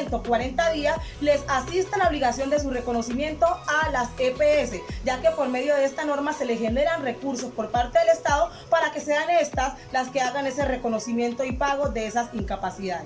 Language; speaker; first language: Spanish; native; Spanish